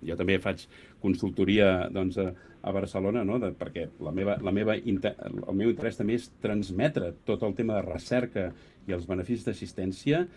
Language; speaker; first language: Catalan; native; Catalan